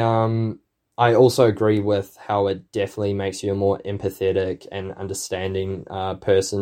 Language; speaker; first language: English; native; English